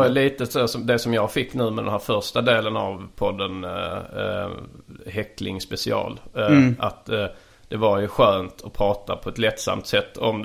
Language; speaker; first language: Swedish; native; Swedish